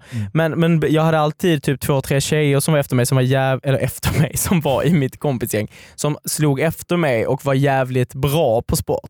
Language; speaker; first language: Swedish; native; Swedish